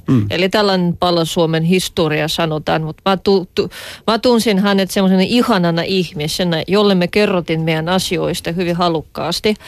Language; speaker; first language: Finnish; non-native, fluent; Russian